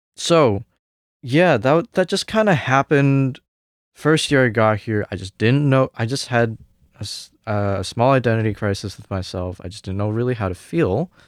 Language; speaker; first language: English; early bilingual, other home language; Cantonese